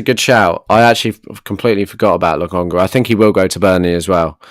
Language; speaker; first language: English; native; English